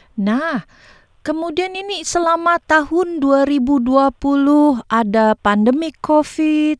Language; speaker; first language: Indonesian; native; Indonesian